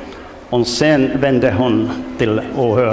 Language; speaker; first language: Swedish; non-native, local second language; Finnish